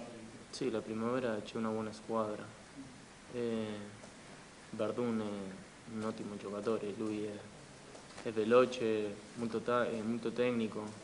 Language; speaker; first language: Italian; non-native, learner; Spanish